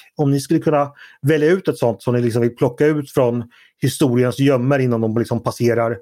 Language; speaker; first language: Swedish; native; Swedish